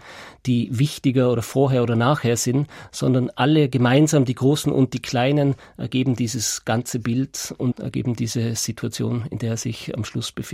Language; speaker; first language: German; native; German